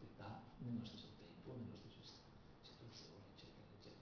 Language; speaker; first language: Italian; native; Italian